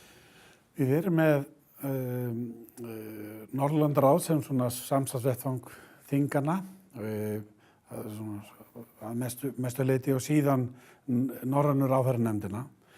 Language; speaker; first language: Icelandic; native; Icelandic